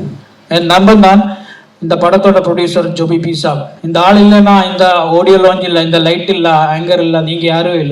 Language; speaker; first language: Tamil; non-native, learner; Malayalam